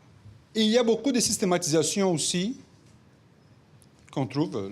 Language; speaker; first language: French; non-native, fluent; Portuguese